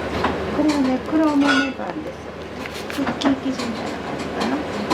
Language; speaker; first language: Japanese; native; Japanese